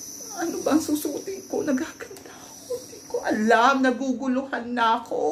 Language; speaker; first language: Filipino; native; Filipino